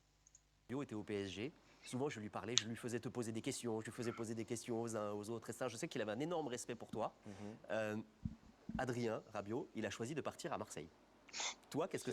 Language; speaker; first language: French; native; French